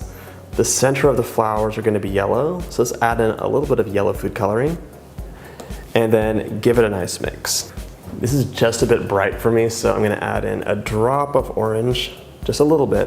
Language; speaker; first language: English; native; English